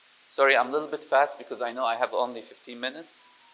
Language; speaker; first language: English; non-native, fluent; Arabic